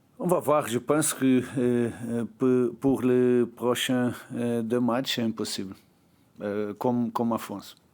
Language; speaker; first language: French; non-native, learner; Portuguese